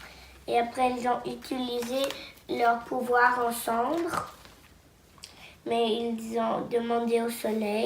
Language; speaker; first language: French; non-native, local second language; English